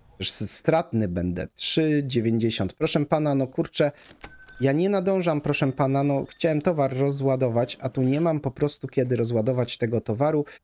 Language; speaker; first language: Polish; native; Polish